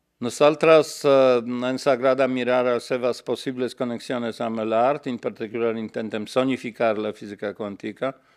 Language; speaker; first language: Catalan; non-native, learner; Polish